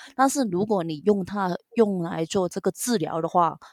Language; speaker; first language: Chinese; non-native, local second language; Cantonese